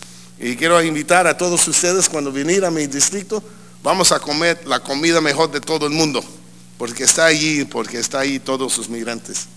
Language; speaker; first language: Spanish; early bilingual, heritage; English